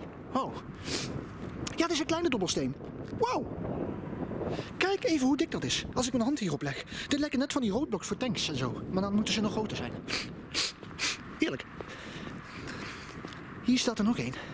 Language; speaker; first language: Dutch; native; Dutch